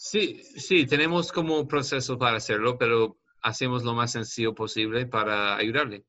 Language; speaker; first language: Spanish; non-native, learner; English